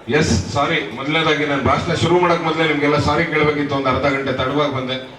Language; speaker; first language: Kannada; native; Kannada